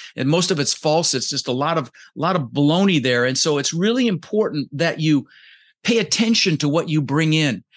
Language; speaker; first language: English; early bilingual, other home language; Dutch